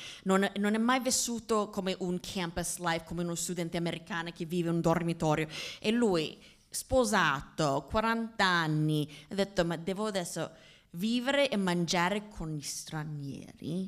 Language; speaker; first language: Italian; non-native, fluent; English